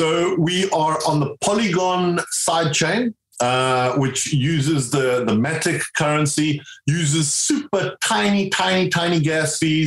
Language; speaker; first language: English; native; English